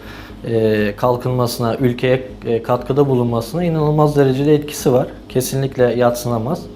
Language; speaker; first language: Turkish; native; Turkish